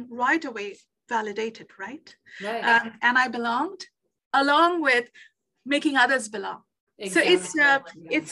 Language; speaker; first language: English; non-native, local second language; Bangla